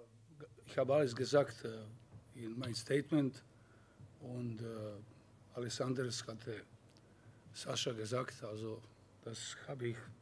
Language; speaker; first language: German; non-native, fluent; Serbian